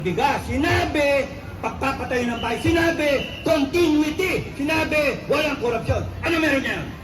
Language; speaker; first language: Filipino; non-native, local second language; Cebuano